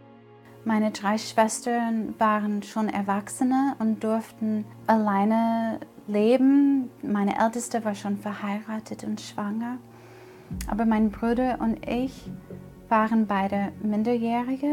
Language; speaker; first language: German; non-native, fluent; English